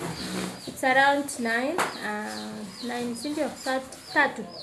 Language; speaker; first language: English; non-native, local second language; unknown